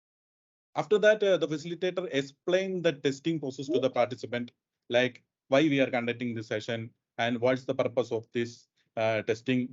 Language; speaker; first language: English; non-native, local second language; Malayalam